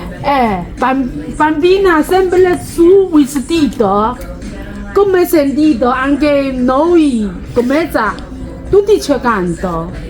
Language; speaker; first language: Italian; non-native, learner; Chinese